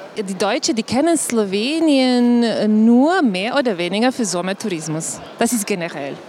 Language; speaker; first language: German; non-native, fluent; Slovenian